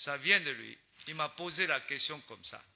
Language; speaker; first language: French; non-native, learner; Chinese